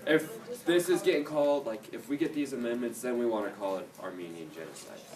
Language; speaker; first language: English; native; English